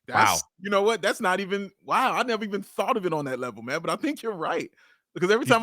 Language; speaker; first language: English; native; English